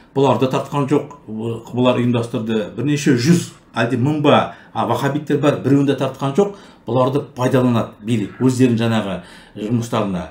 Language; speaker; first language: Kazakh; native; Kazakh